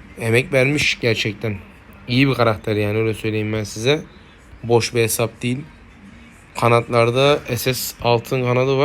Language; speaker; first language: Turkish; native; Turkish